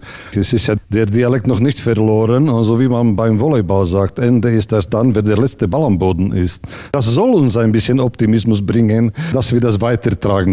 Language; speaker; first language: German; native; German